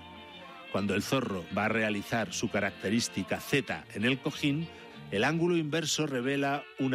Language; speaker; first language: Spanish; native; Spanish